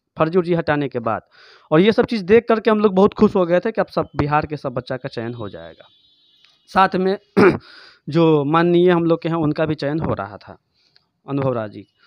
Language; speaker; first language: Hindi; native; Hindi